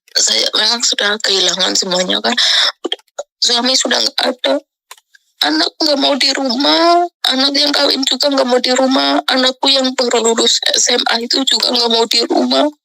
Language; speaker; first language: Indonesian; non-native, local second language; Javanese